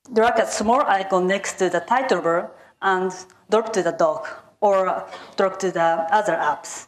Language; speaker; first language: English; non-native, fluent; Japanese